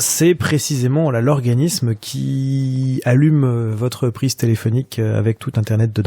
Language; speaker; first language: French; native; French